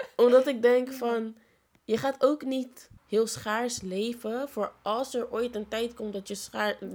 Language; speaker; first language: Dutch; early bilingual, other home language; Papiamento